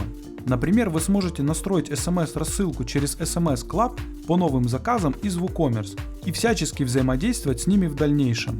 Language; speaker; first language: Russian; native; Russian